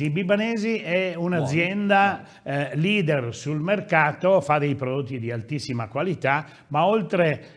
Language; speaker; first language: Italian; native; Italian